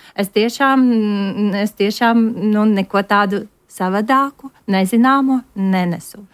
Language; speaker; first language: Latvian; non-native, local second language; Russian